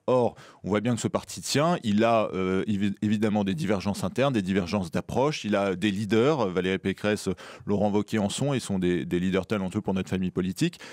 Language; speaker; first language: French; native; French